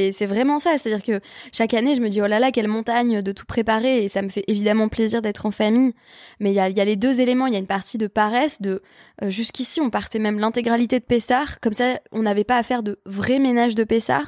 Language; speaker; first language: French; native; French